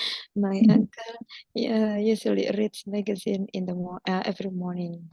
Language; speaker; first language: English; non-native, fluent; Indonesian